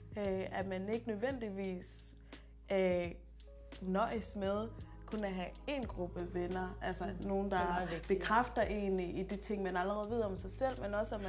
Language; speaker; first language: Danish; native; Danish